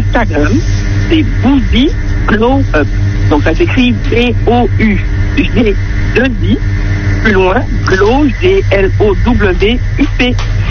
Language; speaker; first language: French; native; French